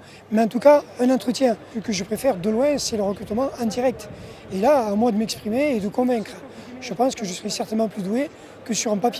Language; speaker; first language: French; native; French